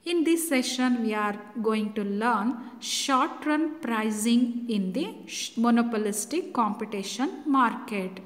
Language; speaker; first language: English; non-native, local second language; Kannada